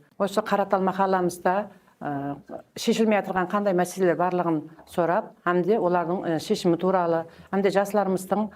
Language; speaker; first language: Uzbek; non-native, local second language; Kara-Kalpak